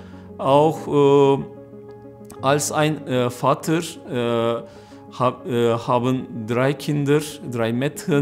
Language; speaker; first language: German; non-native, learner; Turkish